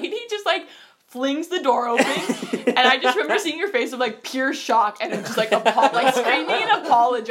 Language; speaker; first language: English; native; English